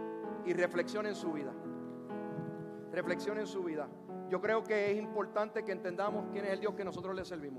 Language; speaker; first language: Spanish; native; Spanish